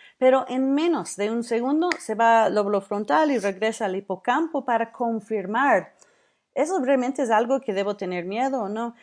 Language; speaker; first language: Spanish; non-native, fluent; English